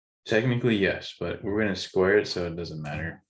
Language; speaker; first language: English; native; English